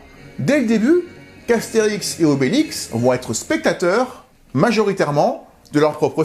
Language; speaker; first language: French; native; French